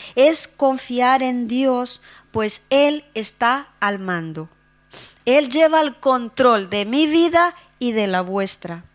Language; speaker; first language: Spanish; non-native, fluent; Portuguese